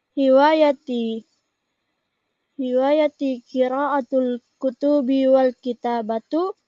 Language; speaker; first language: Arabic; non-native, learner; Indonesian